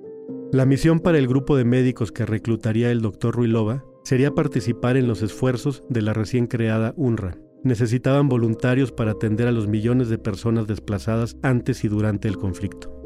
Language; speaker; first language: Spanish; native; Spanish